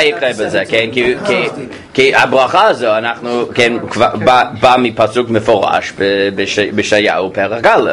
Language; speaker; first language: Hebrew; non-native, fluent; English